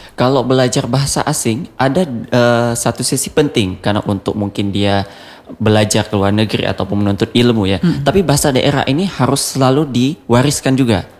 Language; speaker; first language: Indonesian; non-native, local second language; Achinese